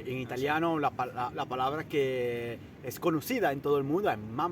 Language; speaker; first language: Spanish; early bilingual, heritage; Italian